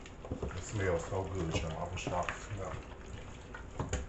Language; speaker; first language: English; native; English